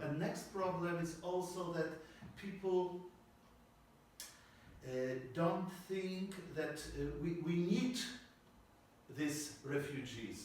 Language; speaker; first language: English; non-native, learner; Polish